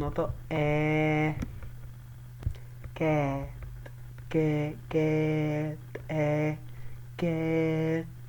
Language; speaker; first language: Arabic; native; Arabic